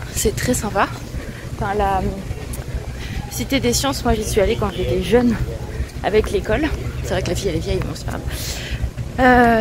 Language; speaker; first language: French; native; French